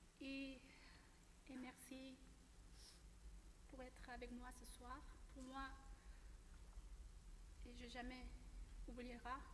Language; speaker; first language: French; non-native, learner; Korean